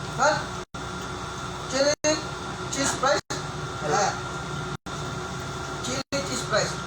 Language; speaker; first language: English; non-native, learner; Cebuano